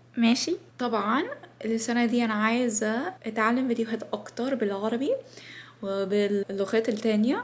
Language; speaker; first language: Arabic; non-native, learner; English